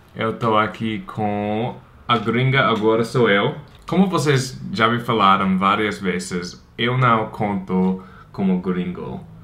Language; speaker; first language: Portuguese; non-native, fluent; English